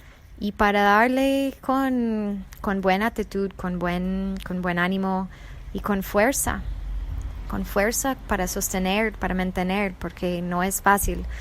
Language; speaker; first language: Spanish; non-native, fluent; English